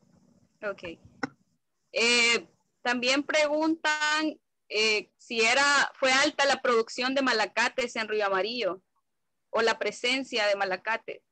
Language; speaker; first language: Spanish; native; Spanish